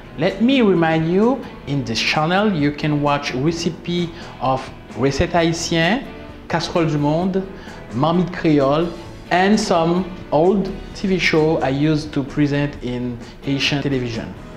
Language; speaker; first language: English; non-native, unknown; Haitian Creole